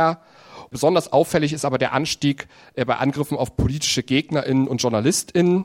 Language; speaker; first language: German; native; German